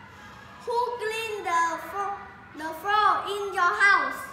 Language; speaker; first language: English; non-native, learner; Vietnamese